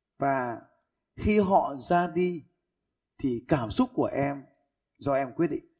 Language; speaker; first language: Vietnamese; native; Vietnamese